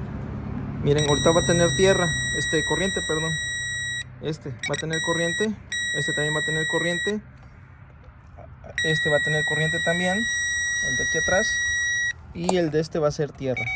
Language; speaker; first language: Spanish; native; Spanish